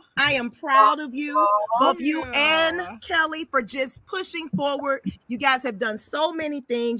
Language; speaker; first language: English; native; English